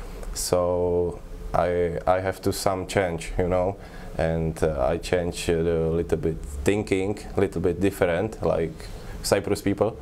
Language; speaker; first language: English; non-native, learner; Czech